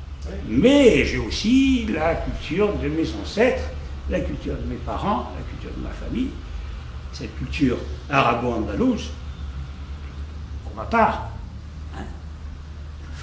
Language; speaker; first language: French; native; French